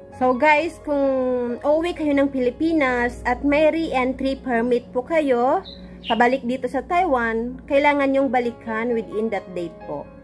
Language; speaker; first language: Filipino; native; Filipino